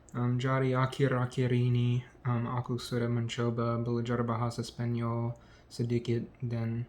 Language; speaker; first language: Indonesian; non-native, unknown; English